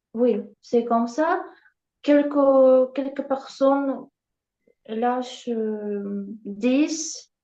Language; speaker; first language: French; non-native, learner; Ukrainian